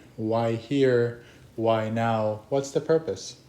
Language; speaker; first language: English; native; English